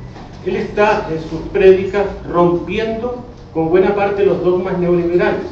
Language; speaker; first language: Spanish; native; Spanish